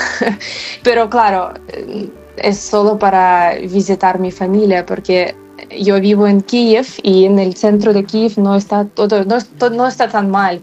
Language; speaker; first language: Spanish; non-native, fluent; Ukrainian